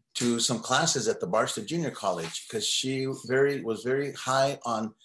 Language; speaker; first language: English; native; English